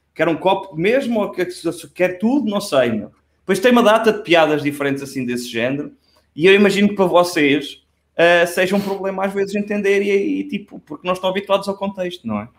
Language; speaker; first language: Portuguese; native; Portuguese